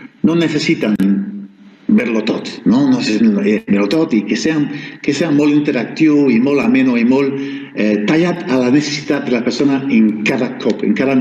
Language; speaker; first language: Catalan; non-native, fluent; Spanish